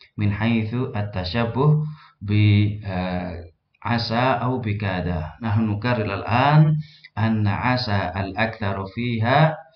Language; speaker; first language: Arabic; non-native, fluent; Indonesian